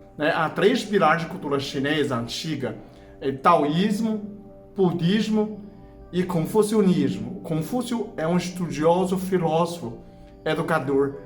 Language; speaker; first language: Portuguese; non-native, fluent; Chinese